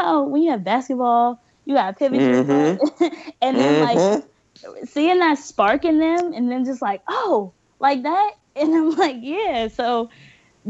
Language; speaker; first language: English; native; English